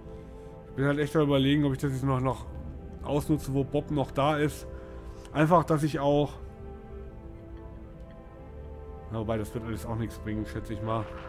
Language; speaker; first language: German; native; German